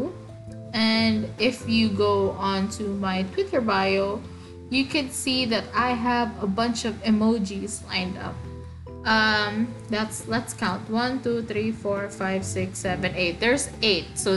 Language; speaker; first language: English; non-native, local second language; Waray